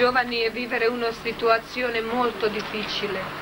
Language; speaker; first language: Italian; non-native, learner; Croatian